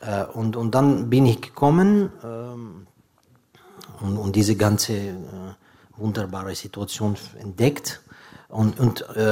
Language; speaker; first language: German; non-native, fluent; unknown